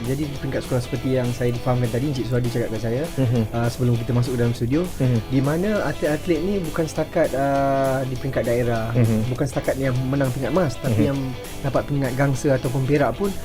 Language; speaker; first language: Malay; native; Malay